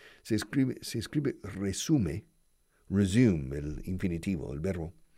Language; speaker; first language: Spanish; non-native, fluent; English